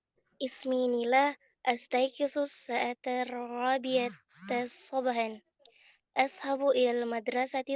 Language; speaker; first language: Arabic; non-native, learner; Indonesian